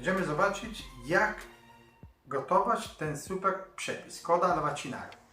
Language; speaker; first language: Polish; non-native, learner; Italian